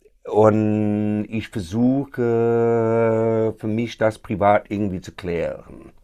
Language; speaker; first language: German; non-native, fluent; English